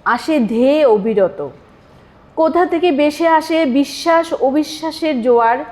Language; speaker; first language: Bangla; native; Bangla